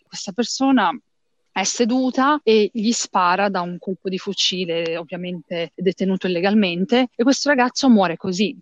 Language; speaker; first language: Italian; early bilingual, other home language; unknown